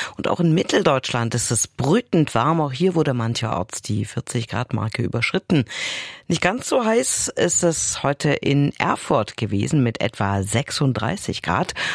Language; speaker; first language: German; native; German